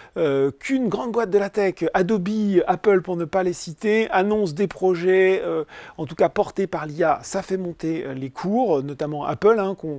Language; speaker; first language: French; native; French